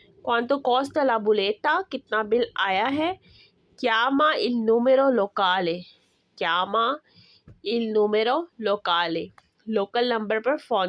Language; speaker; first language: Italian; non-native, fluent; Urdu